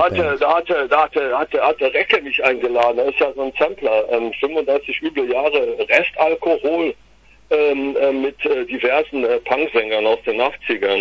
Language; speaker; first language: German; native; German